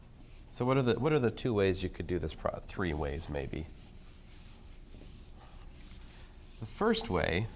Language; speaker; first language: English; native; English